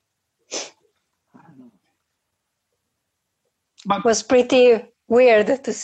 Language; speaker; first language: English; non-native, fluent; Italian